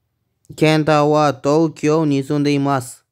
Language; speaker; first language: Japanese; non-native, learner; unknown